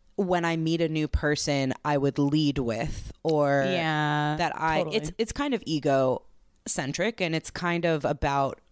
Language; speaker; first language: English; native; English